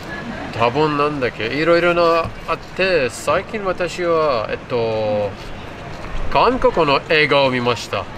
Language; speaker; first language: Japanese; non-native, learner; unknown